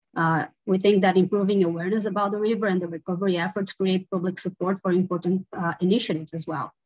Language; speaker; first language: English; non-native, fluent; Portuguese